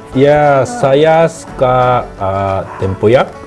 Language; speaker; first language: Indonesian; non-native, learner; Japanese